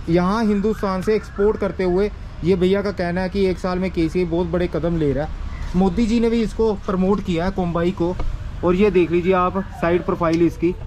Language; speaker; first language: Hindi; native; Hindi